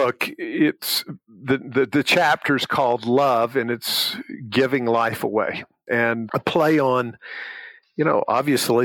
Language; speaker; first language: English; native; English